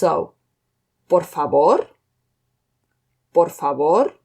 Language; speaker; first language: Spanish; non-native, fluent; English